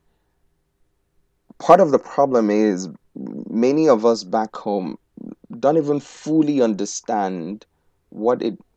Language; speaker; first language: English; non-native, local second language; Igbo